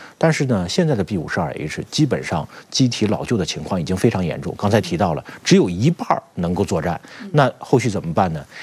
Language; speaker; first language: Chinese; native; Chinese